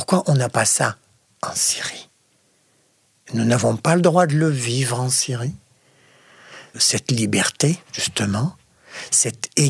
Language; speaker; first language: French; non-native, fluent; Arabic